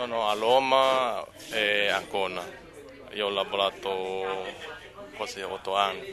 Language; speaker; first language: Italian; non-native, learner; Chinese